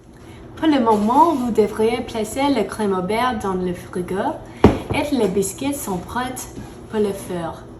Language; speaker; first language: French; non-native, learner; English